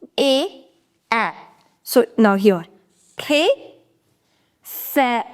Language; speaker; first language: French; non-native, fluent; Hindi